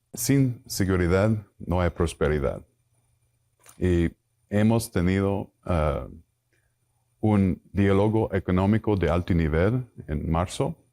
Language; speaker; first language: Spanish; non-native, fluent; English